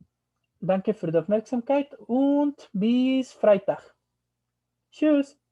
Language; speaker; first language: German; non-native, fluent; Spanish